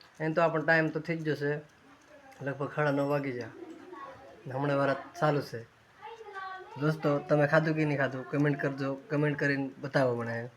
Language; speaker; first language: Gujarati; non-native, local second language; Bhili